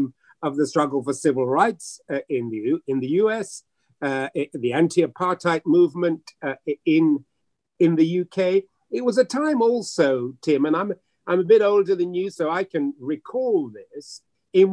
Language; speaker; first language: English; native; English